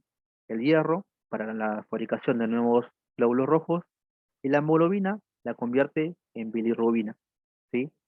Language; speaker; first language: Spanish; native; Spanish